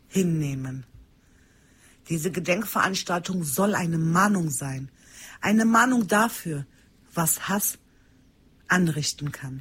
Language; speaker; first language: German; early bilingual, other home language; Turkish